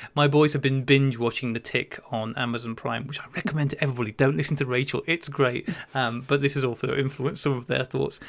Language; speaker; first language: English; native; English